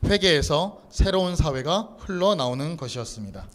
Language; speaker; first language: Korean; native; Korean